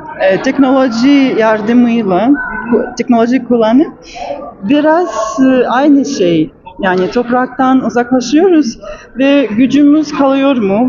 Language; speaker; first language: Turkish; non-native, learner; Russian